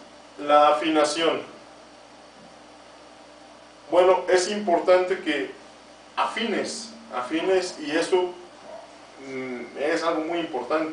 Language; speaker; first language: Spanish; native; Spanish